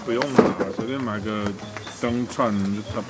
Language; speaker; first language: Chinese; non-native, fluent; English